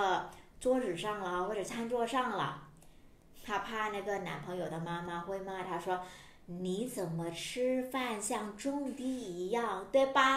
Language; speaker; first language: Chinese; non-native, fluent; Thai